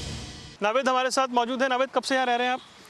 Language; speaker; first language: Hindi; native; Hindi